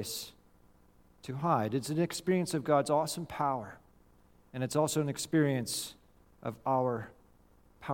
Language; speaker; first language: English; native; English